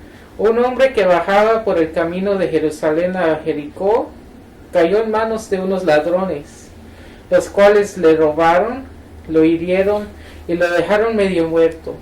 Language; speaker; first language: Spanish; native; Spanish